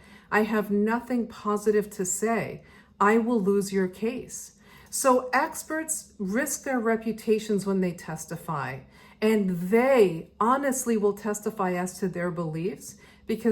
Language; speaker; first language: English; native; English